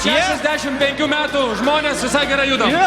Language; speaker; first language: Lithuanian; native; Lithuanian